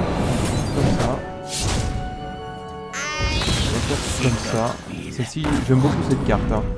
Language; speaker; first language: French; native; French